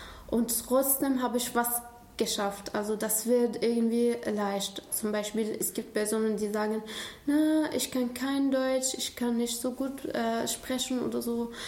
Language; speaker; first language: German; non-native, learner; Arabic